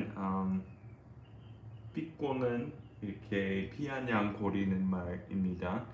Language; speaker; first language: Korean; non-native, fluent; English